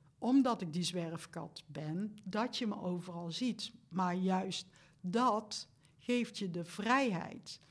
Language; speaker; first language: Dutch; native; Dutch